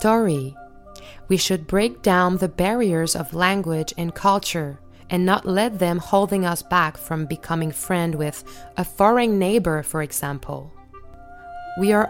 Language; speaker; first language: English; non-native, fluent; French